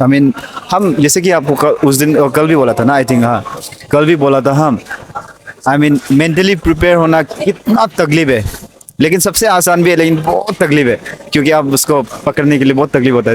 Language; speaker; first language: Hindi; non-native, local second language; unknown